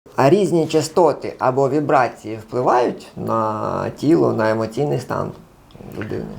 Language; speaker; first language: Ukrainian; non-native, local second language; Russian